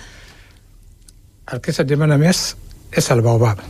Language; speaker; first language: Catalan; non-native, fluent; Wolof